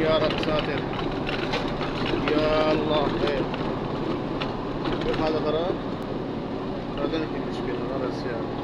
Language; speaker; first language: Arabic; non-native, fluent; Urdu